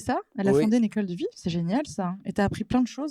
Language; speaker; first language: French; native; French